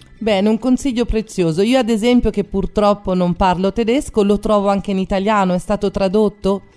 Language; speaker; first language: Italian; native; Italian